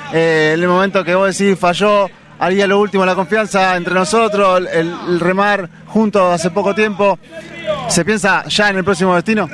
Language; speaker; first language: Spanish; native; Spanish